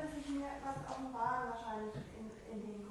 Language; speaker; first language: German; native; German